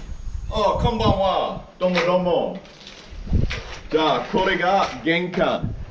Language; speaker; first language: Japanese; non-native, learner; English